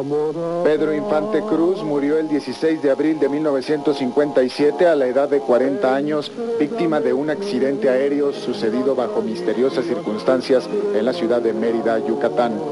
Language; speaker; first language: Spanish; native; Spanish